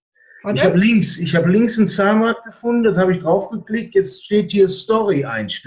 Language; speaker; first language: German; native; German